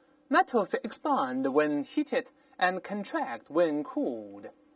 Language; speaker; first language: English; non-native, fluent; Chinese